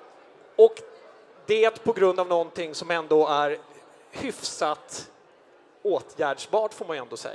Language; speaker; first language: Swedish; native; Swedish